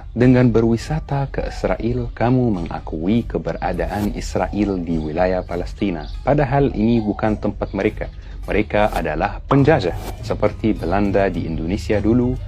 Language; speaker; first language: Indonesian; non-native, fluent; Arabic